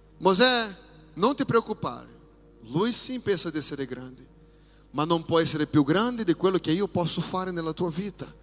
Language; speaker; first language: Italian; non-native, fluent; Portuguese